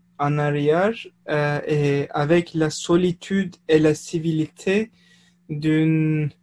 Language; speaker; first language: French; non-native, fluent; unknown